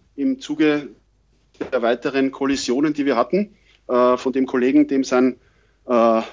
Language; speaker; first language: German; native; German